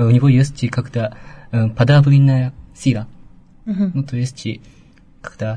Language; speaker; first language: Russian; non-native, learner; Japanese